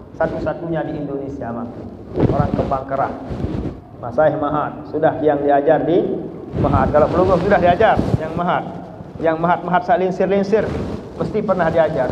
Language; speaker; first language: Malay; non-native, local second language; Sasak